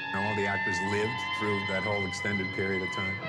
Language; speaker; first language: English; native; English